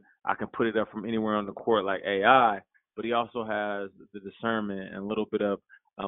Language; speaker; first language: English; native; English